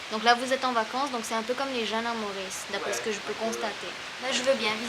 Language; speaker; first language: French; native; French